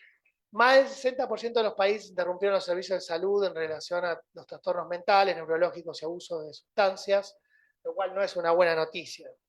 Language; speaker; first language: Spanish; native; Spanish